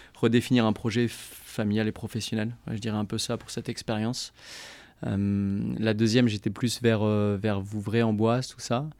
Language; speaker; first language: French; native; French